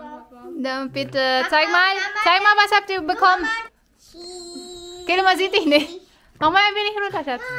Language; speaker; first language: German; non-native, fluent; Filipino